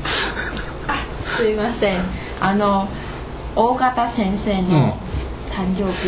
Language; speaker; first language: Japanese; non-native, learner; Chinese